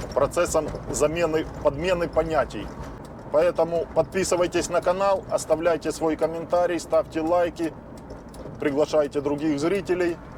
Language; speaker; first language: Russian; non-native, local second language; Ukrainian